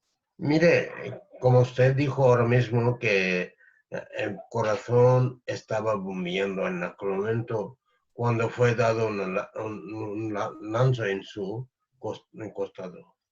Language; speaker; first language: Spanish; non-native, learner; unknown